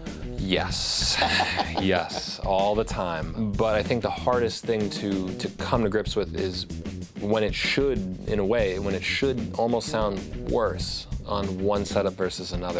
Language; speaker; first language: English; native; English